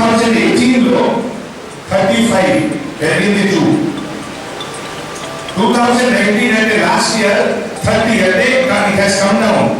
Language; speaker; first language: Telugu; non-native, fluent; Hindi